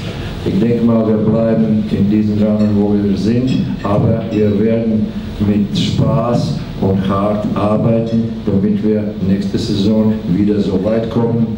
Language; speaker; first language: German; non-native, learner; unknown